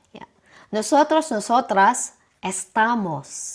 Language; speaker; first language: Spanish; non-native, learner; Filipino